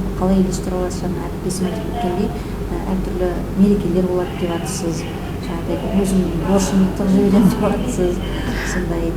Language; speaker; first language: Kazakh; native; Kazakh